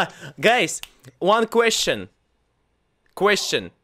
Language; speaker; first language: English; non-native, learner; Russian